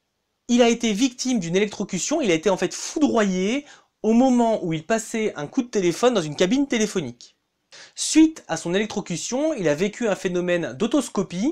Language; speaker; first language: French; native; French